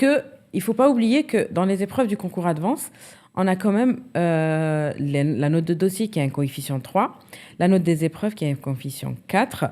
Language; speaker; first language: French; native; French